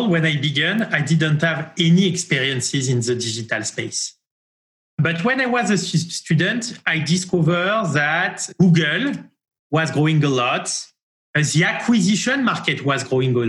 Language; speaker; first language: English; non-native, fluent; French